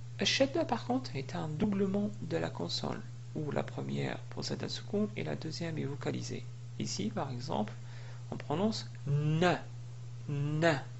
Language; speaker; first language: French; native; French